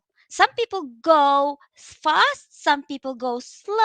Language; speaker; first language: English; non-native, local second language; Filipino